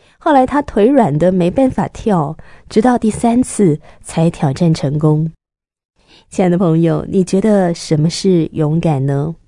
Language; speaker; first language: Chinese; native; Chinese